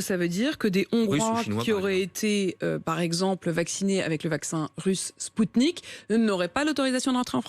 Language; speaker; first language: French; native; French